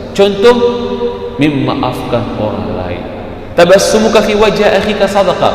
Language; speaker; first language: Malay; non-native, fluent; Arabic